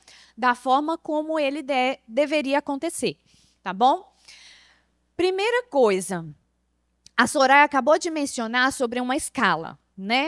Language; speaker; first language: Portuguese; native; Portuguese